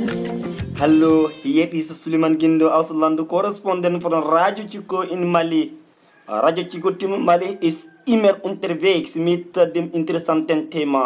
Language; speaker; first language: German; non-native, learner; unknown